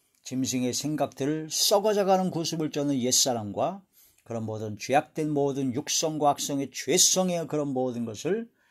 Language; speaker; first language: Korean; native; Korean